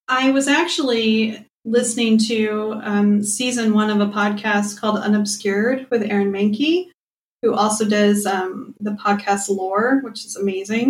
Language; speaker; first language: English; native; English